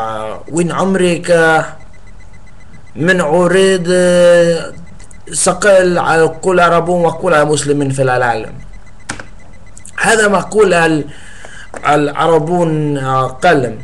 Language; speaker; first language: Arabic; non-native, learner; English